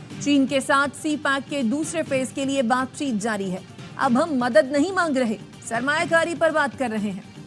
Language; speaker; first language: Urdu; native; Urdu